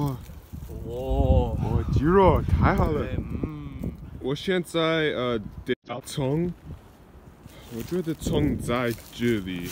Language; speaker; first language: Chinese; non-native, learner; English